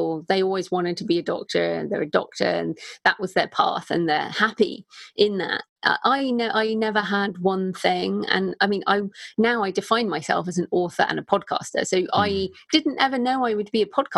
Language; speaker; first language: English; native; English